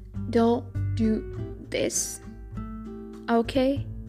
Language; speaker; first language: English; non-native, fluent; Arabic